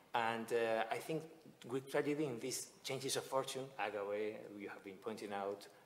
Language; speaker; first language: English; non-native, fluent; Spanish